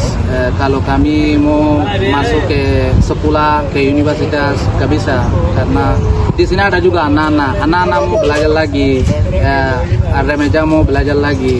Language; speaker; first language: Indonesian; non-native, learner; Rohingya